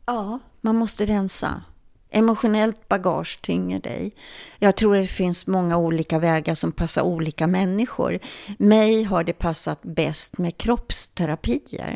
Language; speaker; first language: Swedish; early bilingual, other home language; German